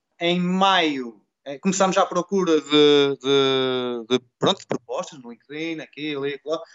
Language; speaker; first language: Portuguese; native; Portuguese